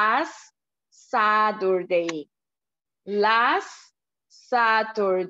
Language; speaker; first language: English; non-native, learner; Spanish